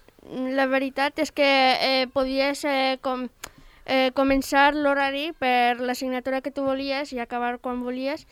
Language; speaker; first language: Catalan; non-native, local second language; Spanish